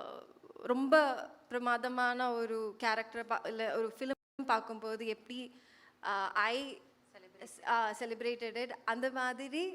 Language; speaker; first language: Tamil; non-native, fluent; Malayalam